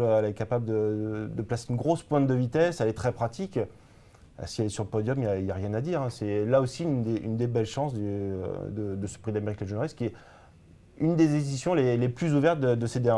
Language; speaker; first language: French; native; French